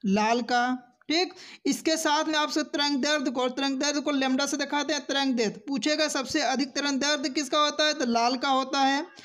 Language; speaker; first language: Hindi; native; Hindi